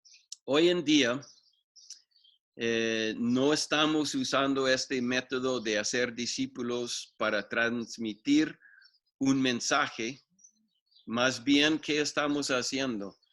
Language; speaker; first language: Spanish; non-native, fluent; English